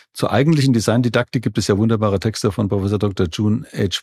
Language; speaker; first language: German; native; German